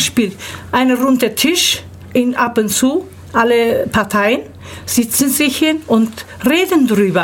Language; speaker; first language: German; early bilingual, other home language; Turkish